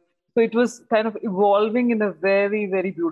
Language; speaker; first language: English; non-native, local second language; Hindi